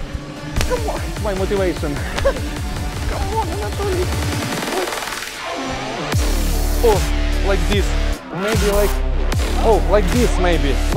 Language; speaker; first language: English; non-native, learner; Russian